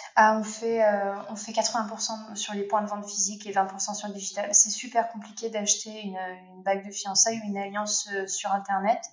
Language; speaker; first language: French; native; French